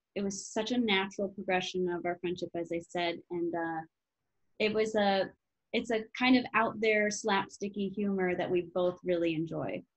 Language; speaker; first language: English; native; English